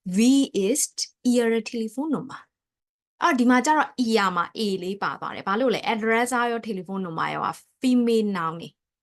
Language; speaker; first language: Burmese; native; Burmese